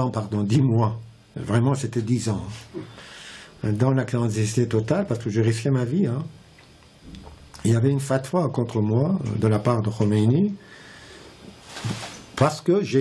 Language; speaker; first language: French; non-native, fluent; Persian